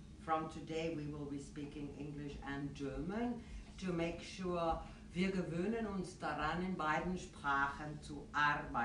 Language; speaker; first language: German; non-native, fluent; Afrikaans